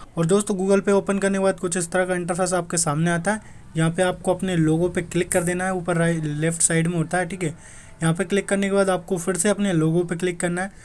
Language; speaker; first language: Hindi; native; Hindi